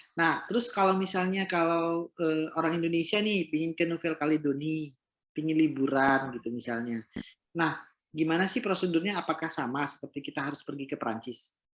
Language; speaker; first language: Indonesian; native; Indonesian